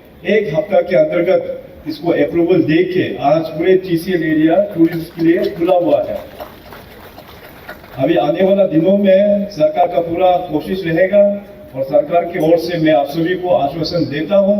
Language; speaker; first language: Hindi; non-native, local second language; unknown